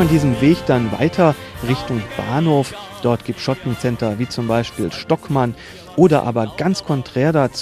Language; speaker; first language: German; native; German